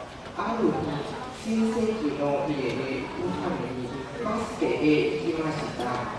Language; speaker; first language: Japanese; non-native, learner; Lao